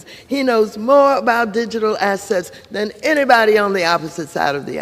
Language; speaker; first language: English; native; English